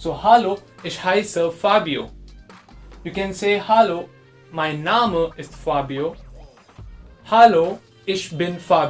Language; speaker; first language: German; non-native, fluent; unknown